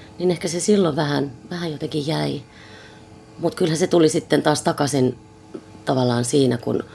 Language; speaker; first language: Finnish; native; Finnish